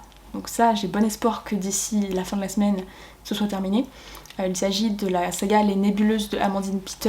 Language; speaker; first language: French; native; French